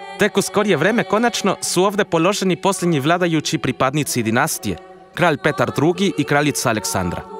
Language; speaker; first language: Croatian; non-native, fluent; Spanish